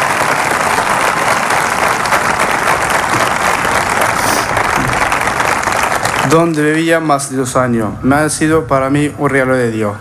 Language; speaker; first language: Spanish; non-native, fluent; Arabic